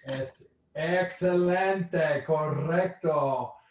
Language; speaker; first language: Spanish; non-native, fluent; English